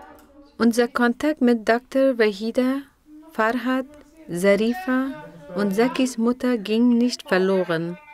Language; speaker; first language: German; non-native, fluent; Persian